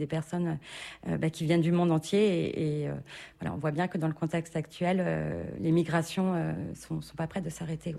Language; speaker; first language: French; native; French